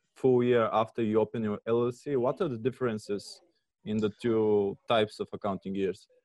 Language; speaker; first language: English; non-native, fluent; Bulgarian